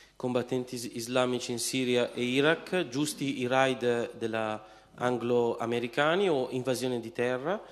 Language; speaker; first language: Italian; non-native, fluent; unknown